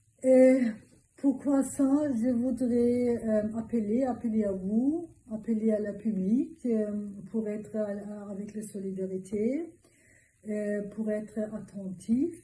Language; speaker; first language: French; non-native, learner; Turkish